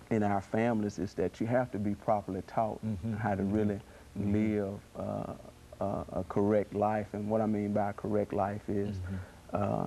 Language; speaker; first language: English; native; English